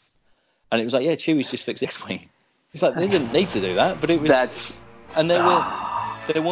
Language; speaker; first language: English; native; English